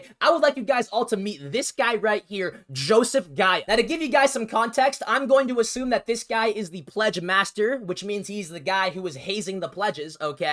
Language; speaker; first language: English; native; English